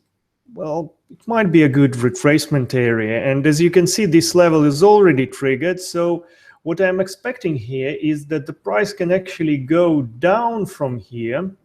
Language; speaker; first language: English; non-native, fluent; Russian